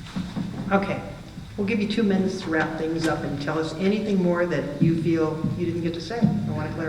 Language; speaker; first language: English; native; English